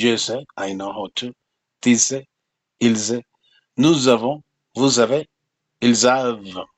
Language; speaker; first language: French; non-native, fluent; Spanish